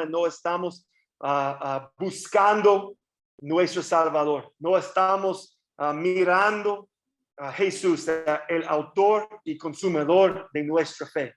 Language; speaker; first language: Spanish; non-native, learner; English